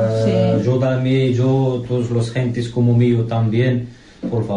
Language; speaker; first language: Spanish; non-native, learner; Arabic